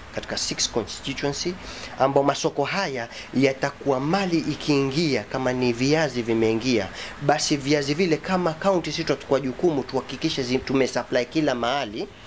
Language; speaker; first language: Swahili; native; Swahili